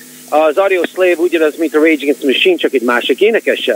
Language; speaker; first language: Hungarian; early bilingual, heritage; Hungarian